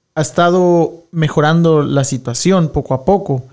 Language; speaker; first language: Spanish; early bilingual, heritage; Spanish